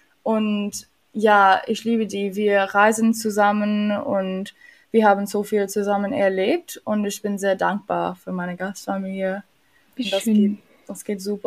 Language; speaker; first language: German; non-native, learner; English